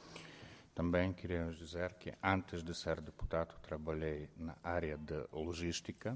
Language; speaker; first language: Portuguese; non-native, fluent; Ukrainian